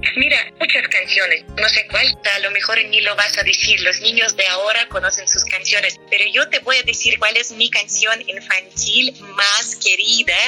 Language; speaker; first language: Spanish; non-native, fluent; Russian